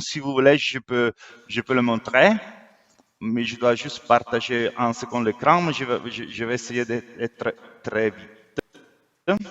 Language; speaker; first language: French; non-native, fluent; Italian